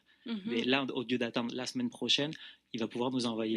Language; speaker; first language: French; native; French